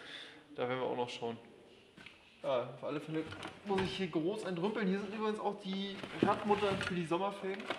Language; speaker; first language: German; native; German